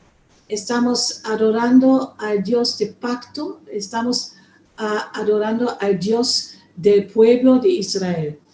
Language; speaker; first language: Spanish; non-native, fluent; German